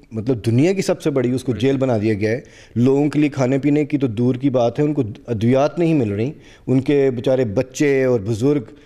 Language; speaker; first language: Urdu; non-native, local second language; Punjabi